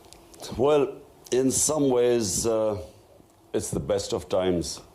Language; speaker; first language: English; non-native, local second language; Urdu